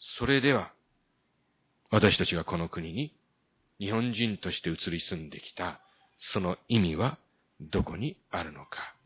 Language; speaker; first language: Japanese; early bilingual, other home language; Korean